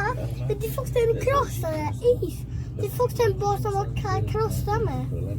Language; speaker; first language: Swedish; early bilingual, other home language; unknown